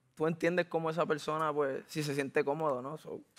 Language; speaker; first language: Spanish; native; Spanish